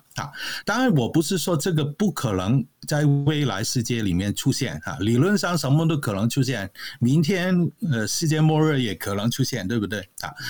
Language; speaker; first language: Chinese; non-native, local second language; Cantonese